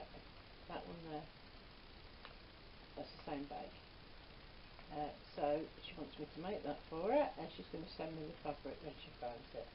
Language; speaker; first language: English; native; English